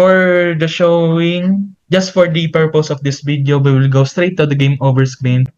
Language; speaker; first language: English; non-native, local second language; Filipino